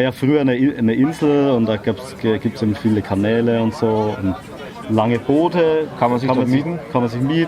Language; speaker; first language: German; native; German